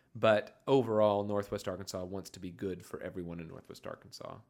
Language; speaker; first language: English; native; English